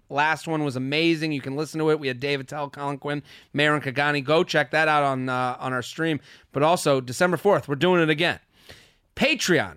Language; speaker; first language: English; native; English